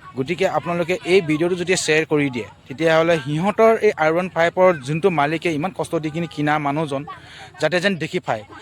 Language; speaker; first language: Assamese; non-native, local second language; Bodo